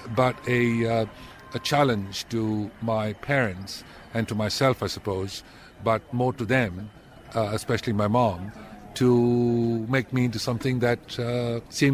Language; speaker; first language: English; non-native, local second language; Tamil